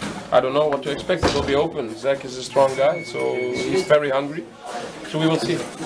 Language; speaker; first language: English; non-native, fluent; Dutch